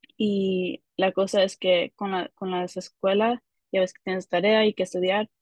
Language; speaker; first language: Spanish; early bilingual, heritage; Spanish